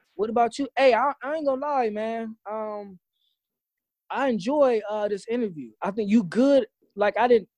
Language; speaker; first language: English; native; English